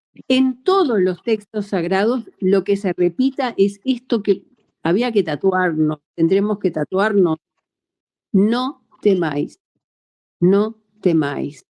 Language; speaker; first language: Spanish; native; Spanish